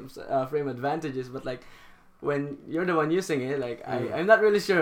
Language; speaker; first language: English; non-native, local second language; Filipino